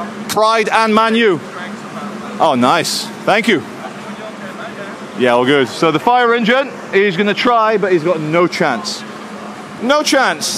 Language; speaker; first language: English; native; English